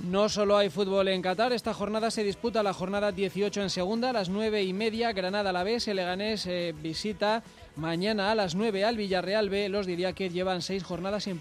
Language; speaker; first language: Spanish; native; Spanish